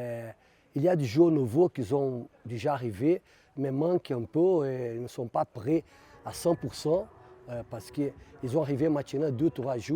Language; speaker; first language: French; non-native, fluent; Portuguese